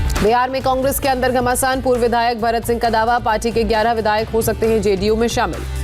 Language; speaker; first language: Hindi; native; Hindi